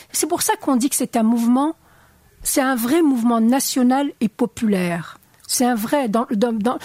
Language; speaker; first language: French; non-native, local second language; Arabic